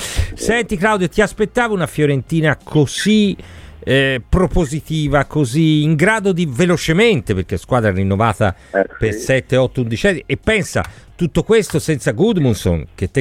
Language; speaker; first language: Italian; native; Italian